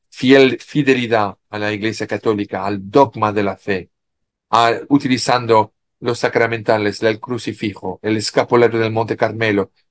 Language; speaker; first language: Spanish; non-native, fluent; French